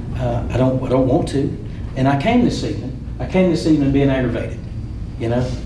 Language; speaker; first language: English; native; English